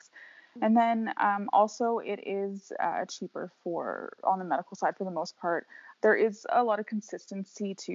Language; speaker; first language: English; native; English